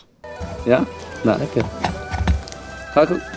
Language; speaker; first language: Dutch; non-native, learner; Cantonese